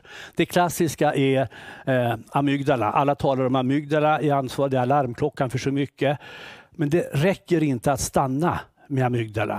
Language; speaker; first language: Swedish; native; Swedish